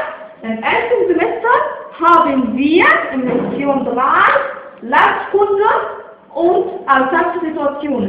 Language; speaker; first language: German; non-native, fluent; Arabic